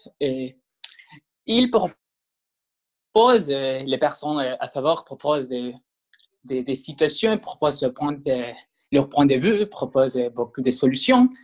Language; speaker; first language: French; non-native, learner; Spanish